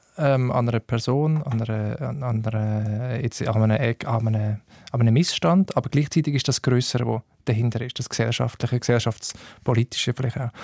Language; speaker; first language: German; native; German